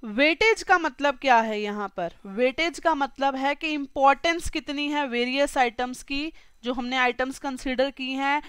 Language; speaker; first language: Hindi; native; Hindi